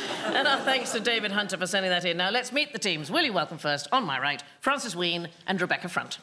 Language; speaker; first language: English; native; English